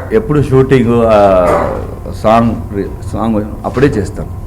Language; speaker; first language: Telugu; non-native, learner; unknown